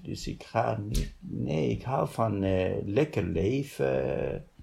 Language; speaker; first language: Dutch; non-native, fluent; Arabic